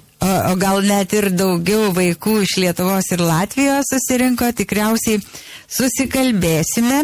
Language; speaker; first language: Lithuanian; native; Lithuanian